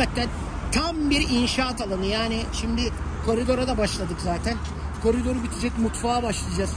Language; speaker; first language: Turkish; native; Turkish